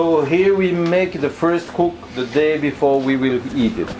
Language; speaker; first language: English; non-native, local second language; French